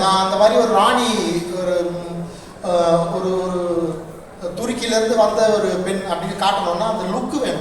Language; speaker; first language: Tamil; native; Tamil